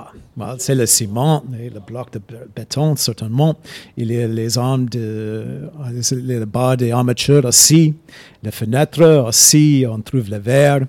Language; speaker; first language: French; non-native, fluent; English